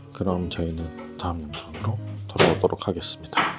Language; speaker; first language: Korean; native; Korean